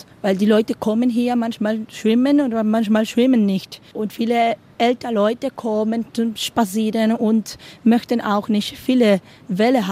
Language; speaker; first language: German; non-native, learner; Spanish